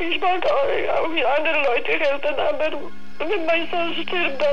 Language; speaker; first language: German; non-native, learner; Polish